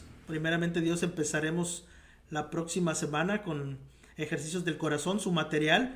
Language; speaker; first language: Spanish; native; Spanish